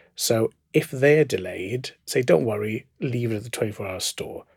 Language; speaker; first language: English; native; English